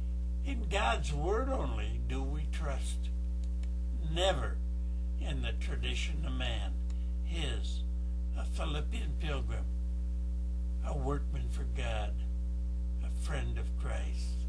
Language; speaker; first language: English; native; English